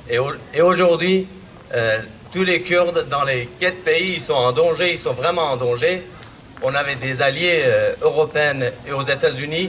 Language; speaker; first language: French; non-native, fluent; Kurdish